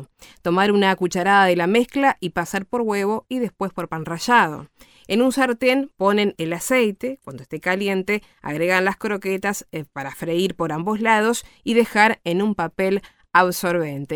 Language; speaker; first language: Spanish; native; Spanish